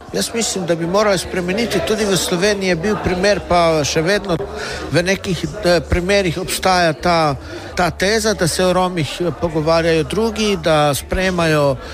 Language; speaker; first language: Slovenian; non-native, local second language; Romany